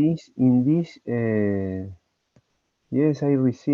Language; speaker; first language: English; non-native, learner; Spanish